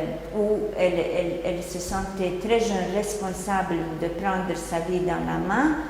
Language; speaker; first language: French; non-native, fluent; Hungarian